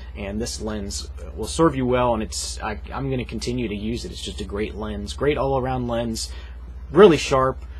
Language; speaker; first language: English; native; English